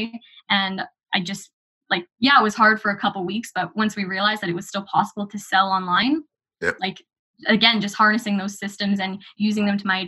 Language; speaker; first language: English; native; English